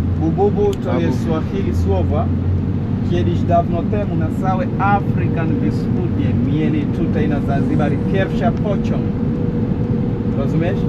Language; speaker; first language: Polish; non-native, learner; Swahili